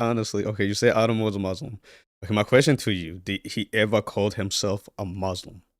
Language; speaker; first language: English; native; English